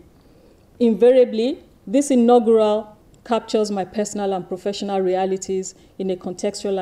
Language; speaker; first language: English; non-native, local second language; Yoruba